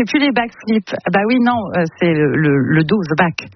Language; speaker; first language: French; native; French